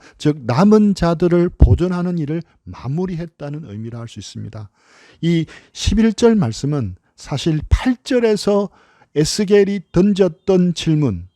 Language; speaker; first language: Korean; native; Korean